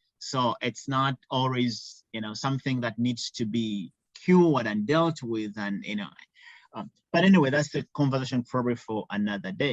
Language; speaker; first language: English; non-native, local second language; Ganda